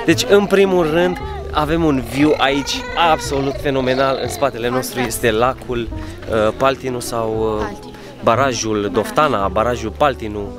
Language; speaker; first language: Romanian; native; Romanian